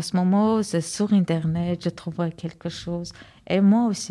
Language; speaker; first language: French; non-native, learner; Armenian